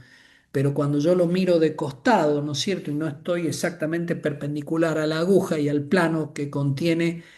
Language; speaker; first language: Spanish; native; Spanish